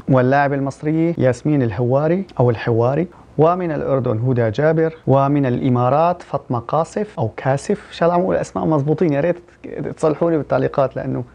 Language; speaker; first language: Arabic; early bilingual, heritage; Arabic